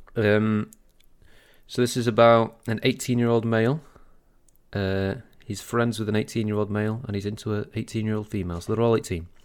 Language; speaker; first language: English; native; English